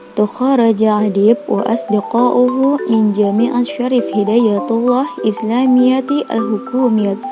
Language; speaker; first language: Arabic; non-native, learner; Indonesian